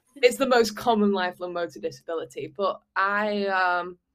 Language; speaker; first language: English; native; English